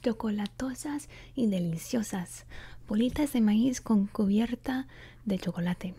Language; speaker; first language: Spanish; early bilingual, heritage; Spanish